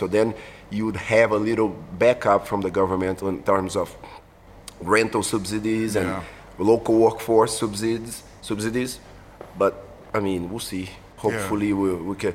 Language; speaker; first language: English; non-native, fluent; Portuguese